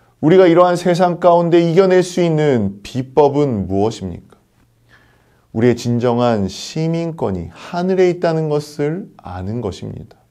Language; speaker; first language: Korean; native; Korean